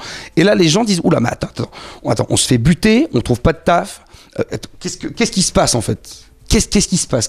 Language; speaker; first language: French; native; French